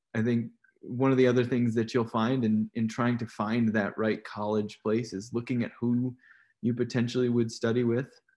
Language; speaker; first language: English; native; English